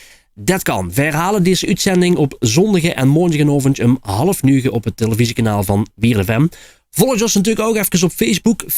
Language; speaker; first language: Dutch; native; Dutch